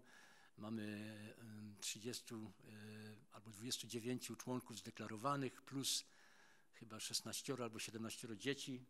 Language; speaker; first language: Polish; native; Polish